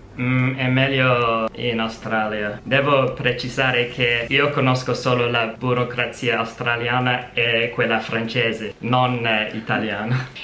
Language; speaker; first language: Italian; non-native, fluent; English